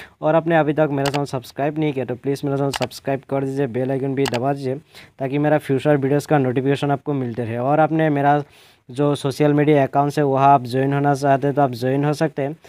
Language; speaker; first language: Hindi; non-native, local second language; Assamese